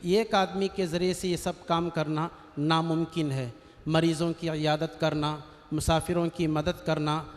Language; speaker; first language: Urdu; native; Urdu